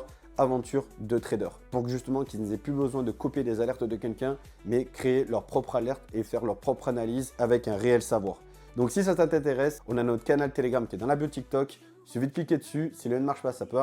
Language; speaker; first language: French; native; French